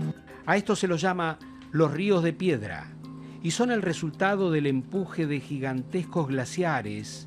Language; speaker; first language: Spanish; native; Spanish